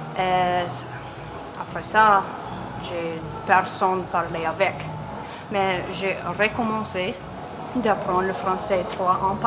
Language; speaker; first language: French; non-native, local second language; English